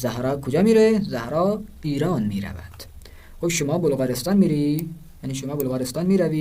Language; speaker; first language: Persian; non-native, fluent; Urdu